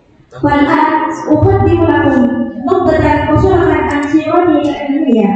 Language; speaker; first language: Arabic; non-native, learner; Indonesian